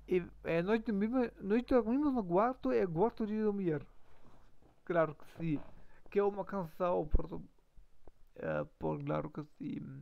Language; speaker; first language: Portuguese; non-native, learner; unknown